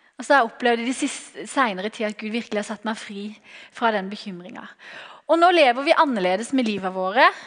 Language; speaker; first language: Norwegian; native; Norwegian